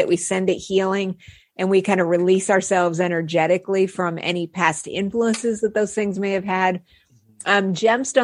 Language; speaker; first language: English; native; English